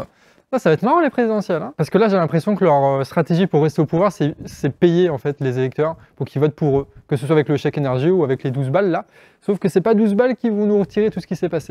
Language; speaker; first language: French; native; French